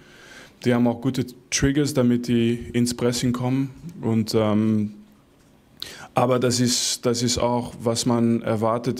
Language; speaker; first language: German; non-native, fluent; Dutch